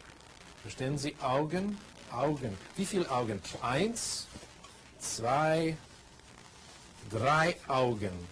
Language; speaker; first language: German; non-native, fluent; English